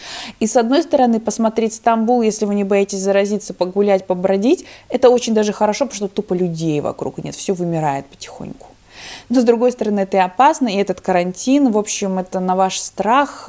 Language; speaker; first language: Russian; native; Russian